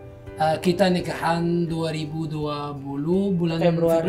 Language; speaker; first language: Indonesian; non-native, learner; Arabic